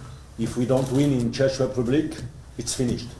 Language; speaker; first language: English; non-native, learner; French